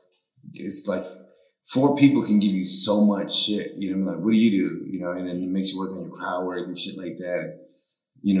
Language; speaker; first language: English; early bilingual, other home language; Spanish